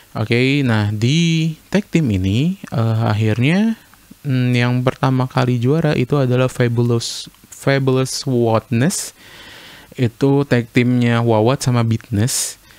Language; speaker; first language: Indonesian; native; Indonesian